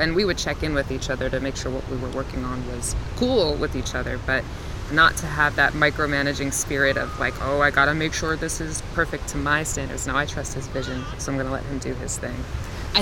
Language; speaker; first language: English; native; English